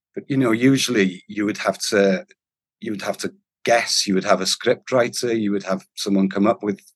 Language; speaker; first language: English; non-native, local second language; Welsh